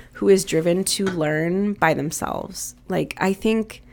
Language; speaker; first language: English; native; English